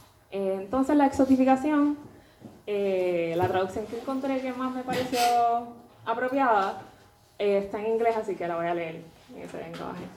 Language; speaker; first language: Spanish; native; Spanish